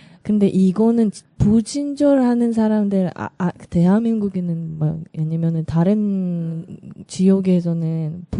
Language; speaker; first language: Korean; non-native, learner; Russian